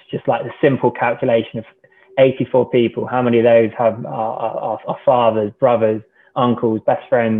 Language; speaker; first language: English; native; English